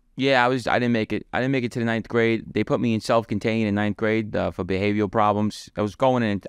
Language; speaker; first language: English; native; English